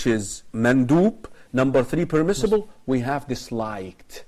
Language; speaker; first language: English; non-native, fluent; Arabic